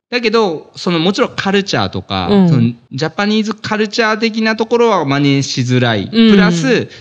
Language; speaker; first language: Japanese; native; Japanese